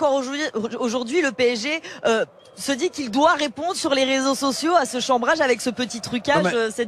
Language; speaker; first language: French; native; French